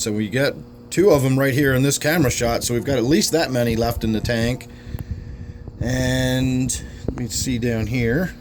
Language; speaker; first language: English; native; English